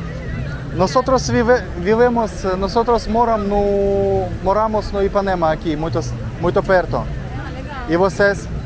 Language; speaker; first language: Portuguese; non-native, learner; Russian